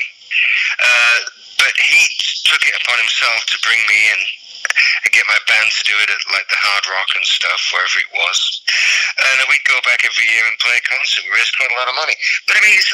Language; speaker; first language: English; native; English